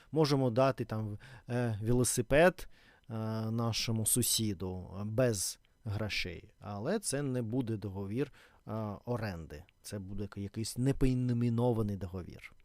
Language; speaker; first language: Ukrainian; non-native, learner; Russian